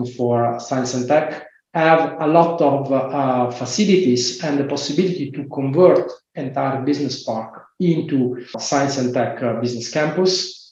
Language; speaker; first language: English; non-native, fluent; Italian